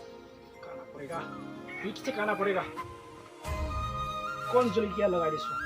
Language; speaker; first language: Hindi; non-native, local second language; Assamese